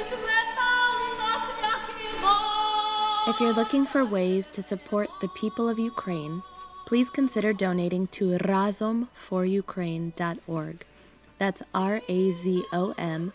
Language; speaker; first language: English; early bilingual, other home language; Russian